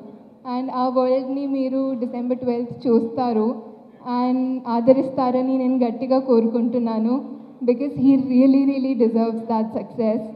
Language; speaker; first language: Telugu; non-native, fluent; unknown